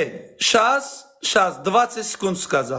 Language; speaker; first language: Russian; non-native, learner; Azerbaijani